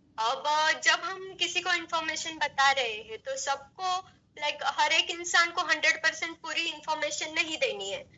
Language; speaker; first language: Hindi; non-native, local second language; Marathi